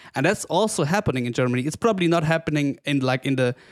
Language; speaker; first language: English; non-native, fluent; German